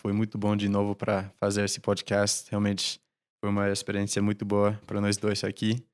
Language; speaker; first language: Portuguese; non-native, fluent; English